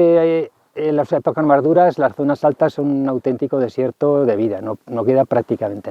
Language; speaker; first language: Spanish; native; Spanish